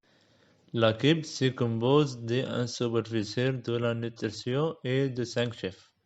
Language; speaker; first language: French; non-native, learner; Arabic